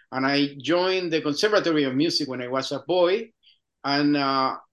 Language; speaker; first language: English; non-native, fluent; Spanish